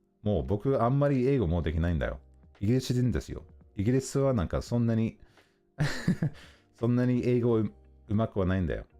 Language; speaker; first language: Japanese; non-native, learner; English